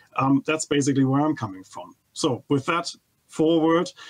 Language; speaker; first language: English; non-native, fluent; German